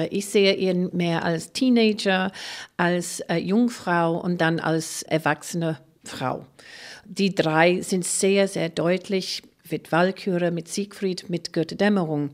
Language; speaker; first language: German; non-native, fluent; English